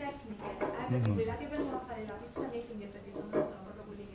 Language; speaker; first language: Italian; native; Italian